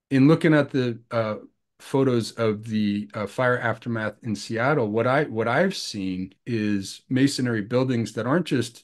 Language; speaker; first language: English; native; English